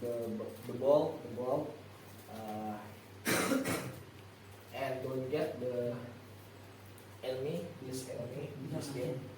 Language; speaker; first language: English; non-native, learner; Indonesian